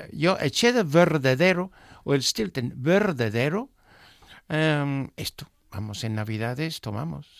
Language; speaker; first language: Spanish; non-native, fluent; English